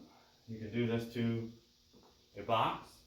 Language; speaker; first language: English; native; English